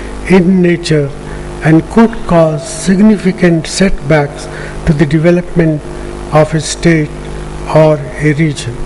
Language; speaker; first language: English; non-native, local second language; Punjabi